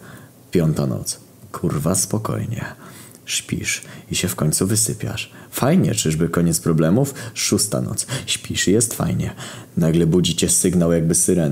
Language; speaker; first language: Polish; native; Polish